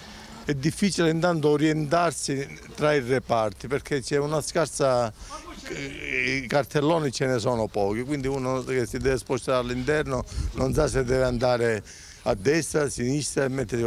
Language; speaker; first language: Italian; native; Italian